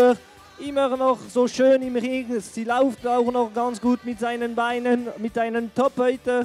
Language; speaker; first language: German; non-native, local second language; French